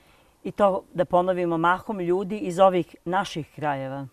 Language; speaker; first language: Serbian; native; Serbian